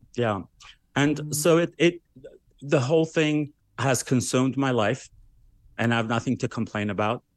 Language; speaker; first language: English; early bilingual, other home language; Armenian